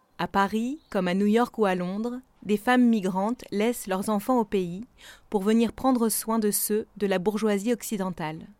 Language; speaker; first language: French; native; French